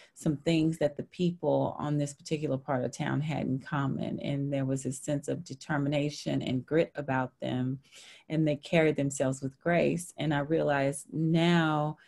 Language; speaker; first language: English; native; English